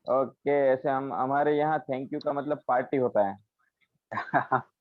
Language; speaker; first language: Hindi; non-native, local second language; Gujarati